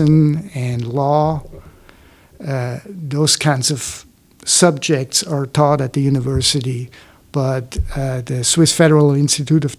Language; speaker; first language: English; non-native, fluent; Swiss German